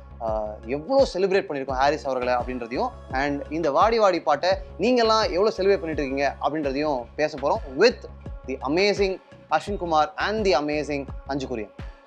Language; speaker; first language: Tamil; native; Tamil